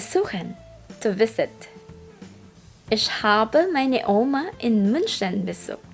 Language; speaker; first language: German; non-native, fluent; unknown